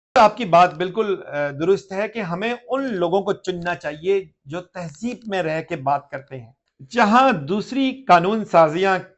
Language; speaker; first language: Urdu; native; Urdu